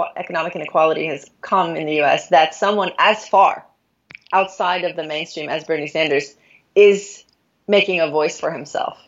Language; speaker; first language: English; non-native, fluent; Norwegian